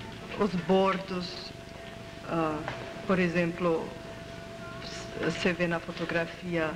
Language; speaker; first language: Portuguese; non-native, fluent; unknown